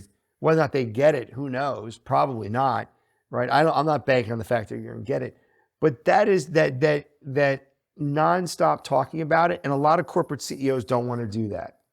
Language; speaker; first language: English; native; English